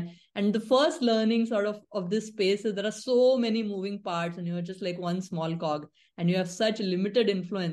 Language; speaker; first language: English; non-native, local second language; Marathi